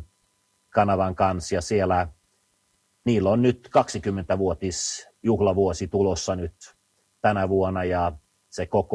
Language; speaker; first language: Finnish; early bilingual, heritage; Finnish